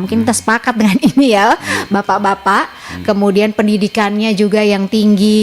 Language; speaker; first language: Indonesian; native; Indonesian